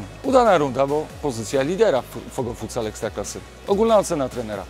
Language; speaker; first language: Polish; native; Polish